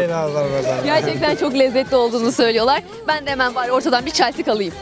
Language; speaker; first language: Turkish; native; Turkish